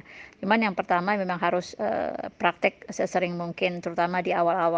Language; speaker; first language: Indonesian; native; Indonesian